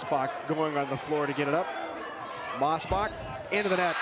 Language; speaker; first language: English; native; English